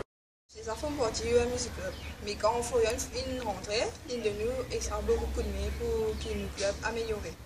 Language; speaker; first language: French; non-native, local second language; Morisyen